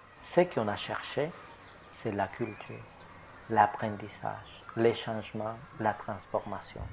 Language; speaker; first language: French; non-native, fluent; Spanish